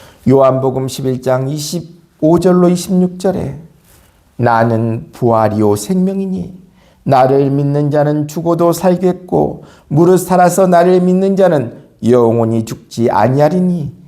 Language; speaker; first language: Korean; native; Korean